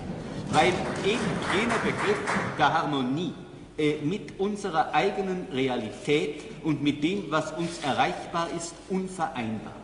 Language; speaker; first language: German; native; German